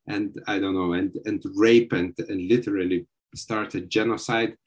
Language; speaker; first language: English; non-native, fluent; Lithuanian